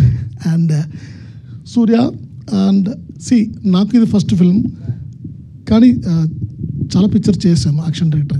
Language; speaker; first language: Telugu; non-native, learner; Tamil